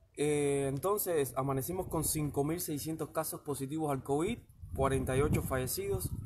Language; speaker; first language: Spanish; native; Spanish